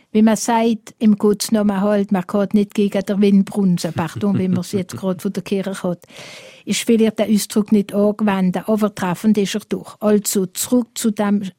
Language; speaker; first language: German; non-native, local second language; Swiss German